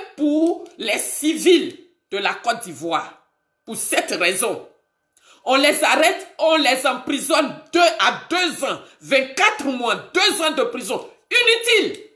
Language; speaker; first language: French; non-native, local second language; Baoulé